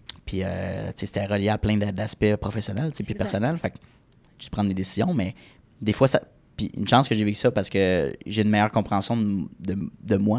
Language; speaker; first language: French; native; French